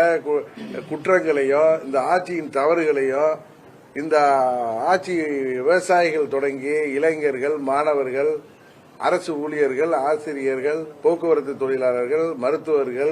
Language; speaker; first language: Tamil; native; Tamil